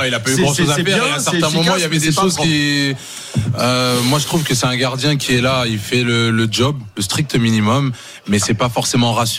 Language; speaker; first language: French; native; French